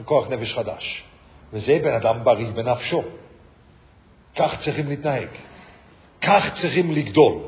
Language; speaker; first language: Hebrew; non-native, fluent; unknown